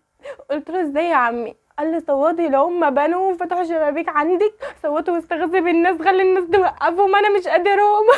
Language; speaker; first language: Arabic; native; Arabic